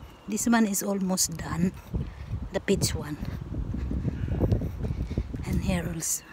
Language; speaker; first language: English; non-native, learner; Filipino